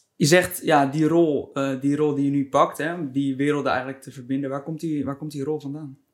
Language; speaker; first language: Dutch; native; Dutch